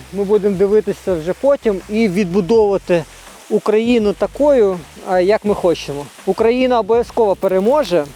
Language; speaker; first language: Ukrainian; non-native, local second language; Russian